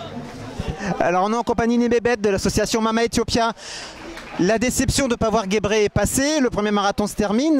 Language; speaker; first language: French; native; French